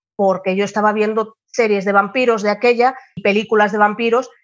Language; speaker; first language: Spanish; native; Spanish